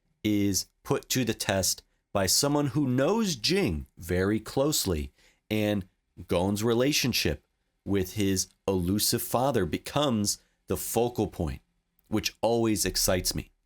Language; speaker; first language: English; native; English